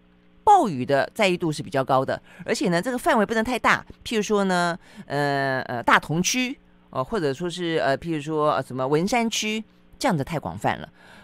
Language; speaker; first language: Chinese; native; Chinese